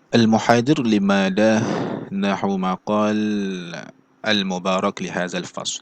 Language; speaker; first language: Arabic; non-native, learner; Malay